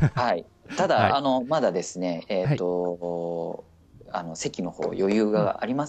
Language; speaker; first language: Japanese; native; Japanese